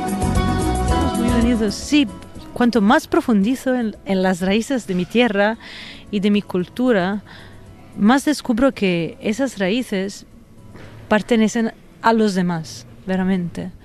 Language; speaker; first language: Spanish; non-native, fluent; Italian